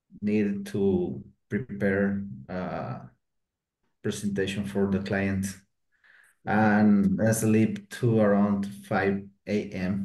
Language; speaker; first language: English; non-native, learner; Spanish